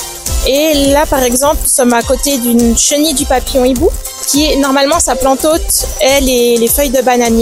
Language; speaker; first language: French; native; French